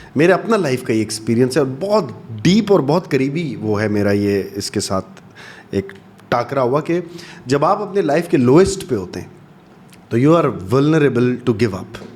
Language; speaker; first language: Urdu; non-native, local second language; Pashto